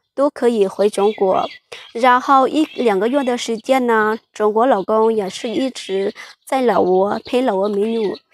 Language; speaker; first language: Chinese; non-native, fluent; Lao